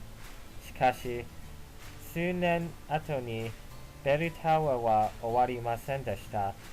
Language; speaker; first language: Japanese; non-native, learner; English